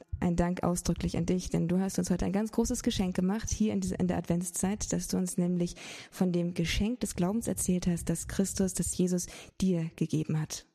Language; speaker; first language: German; native; German